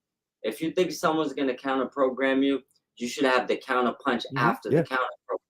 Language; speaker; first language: English; native; English